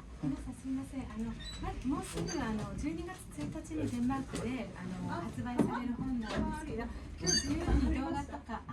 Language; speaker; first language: Japanese; native; Japanese